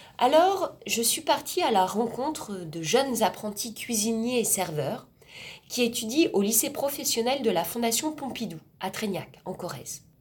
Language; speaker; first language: French; native; French